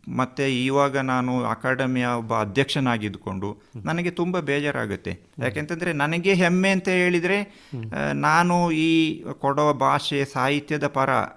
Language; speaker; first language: Kannada; non-native, local second language; Kodava